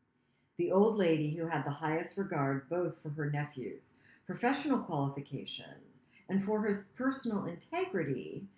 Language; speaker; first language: English; native; English